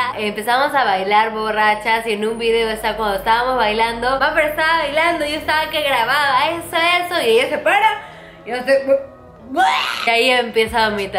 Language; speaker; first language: Spanish; native; Spanish